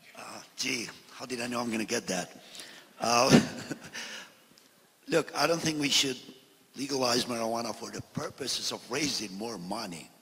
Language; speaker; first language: English; non-native, fluent; Albanian